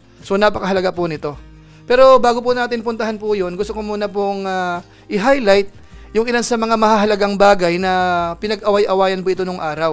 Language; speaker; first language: Filipino; native; Filipino